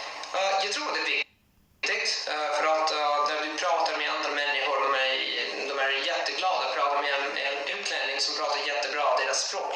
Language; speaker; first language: Swedish; non-native, fluent; Italian